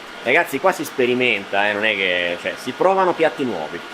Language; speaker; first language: Italian; native; Italian